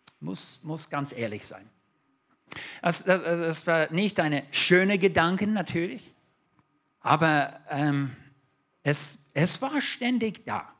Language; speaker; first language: German; non-native, fluent; English